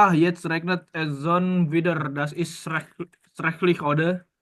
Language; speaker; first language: German; non-native, fluent; Indonesian